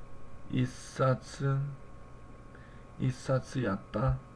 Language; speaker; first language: Japanese; non-native, learner; English